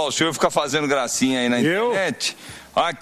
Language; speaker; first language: Portuguese; native; Portuguese